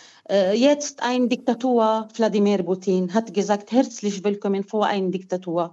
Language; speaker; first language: German; non-native, fluent; Arabic